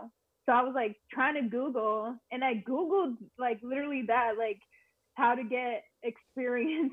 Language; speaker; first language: English; native; English